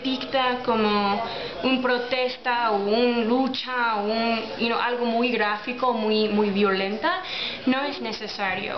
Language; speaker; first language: Spanish; non-native, learner; English